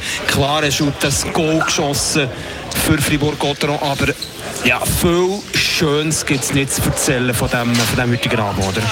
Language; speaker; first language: German; native; German